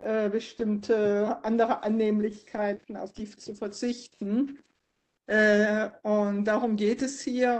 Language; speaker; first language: German; native; German